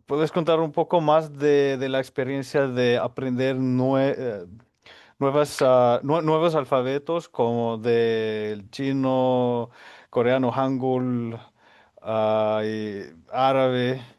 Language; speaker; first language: Spanish; non-native, fluent; Finnish